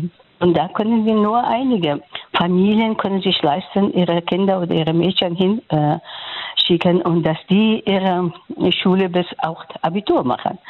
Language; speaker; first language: German; non-native, fluent; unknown